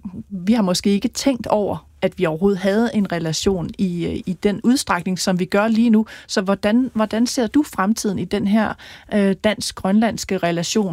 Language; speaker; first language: Danish; native; Danish